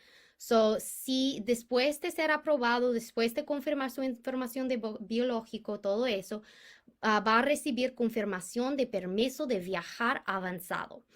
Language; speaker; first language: Spanish; non-native, fluent; English